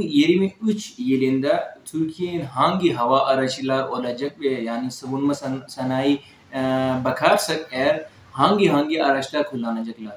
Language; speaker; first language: Turkish; non-native, fluent; Urdu